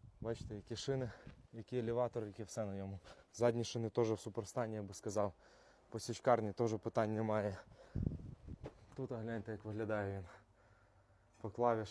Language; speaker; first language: Ukrainian; native; Ukrainian